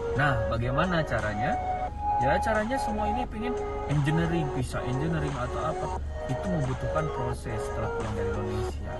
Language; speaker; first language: Indonesian; native; Indonesian